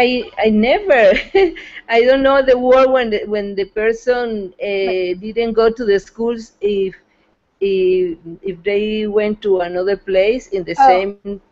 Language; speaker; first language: English; non-native, fluent; Spanish